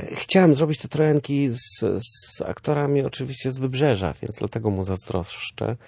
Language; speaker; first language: Polish; early bilingual, other home language; German